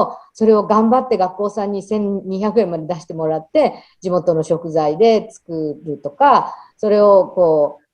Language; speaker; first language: Japanese; native; Japanese